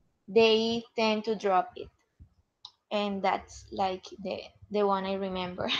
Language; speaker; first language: English; non-native, learner; Spanish